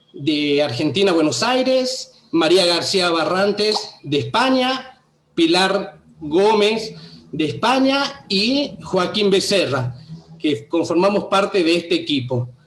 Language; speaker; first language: Spanish; native; Spanish